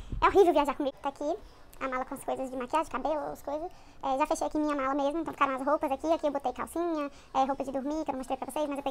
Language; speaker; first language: Portuguese; native; Portuguese